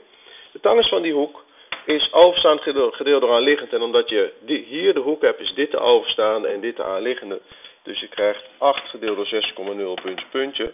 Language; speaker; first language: Dutch; native; Dutch